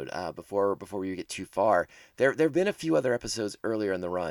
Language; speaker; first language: English; native; English